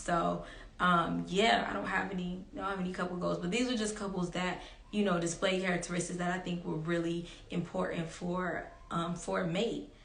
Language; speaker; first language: English; native; English